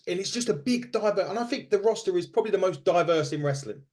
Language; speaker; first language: English; native; English